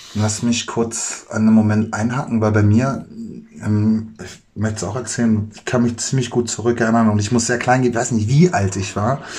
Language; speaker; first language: German; native; German